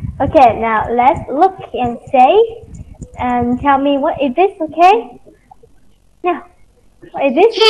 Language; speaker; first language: English; non-native, fluent; Vietnamese